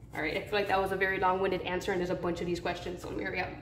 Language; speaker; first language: English; native; English